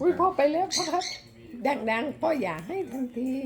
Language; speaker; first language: Thai; native; Thai